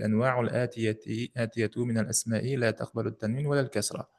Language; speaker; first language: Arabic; non-native, fluent; Uzbek